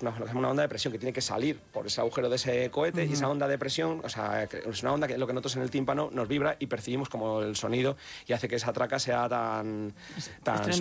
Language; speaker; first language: Spanish; native; Spanish